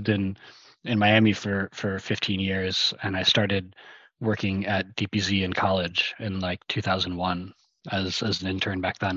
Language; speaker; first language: English; native; English